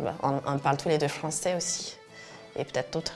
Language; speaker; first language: French; non-native, fluent; English